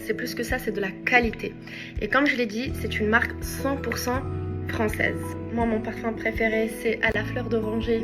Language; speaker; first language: French; native; French